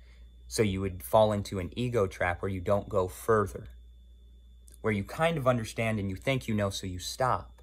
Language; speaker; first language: English; native; English